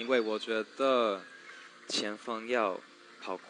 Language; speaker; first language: Chinese; non-native, learner; English